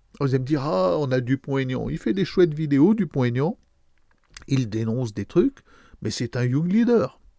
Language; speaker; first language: French; native; French